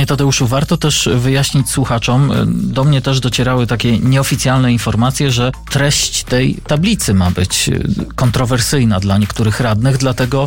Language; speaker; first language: Polish; native; Polish